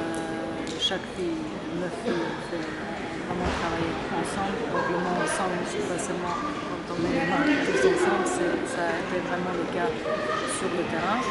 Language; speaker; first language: French; non-native, fluent; Serbian